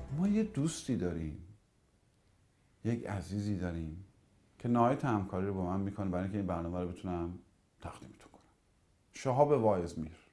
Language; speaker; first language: Persian; native; Persian